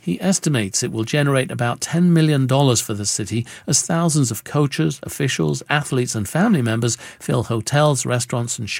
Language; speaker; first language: English; native; English